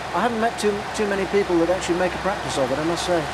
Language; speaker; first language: English; native; English